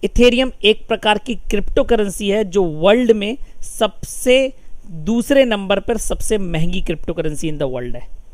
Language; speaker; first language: Hindi; native; Hindi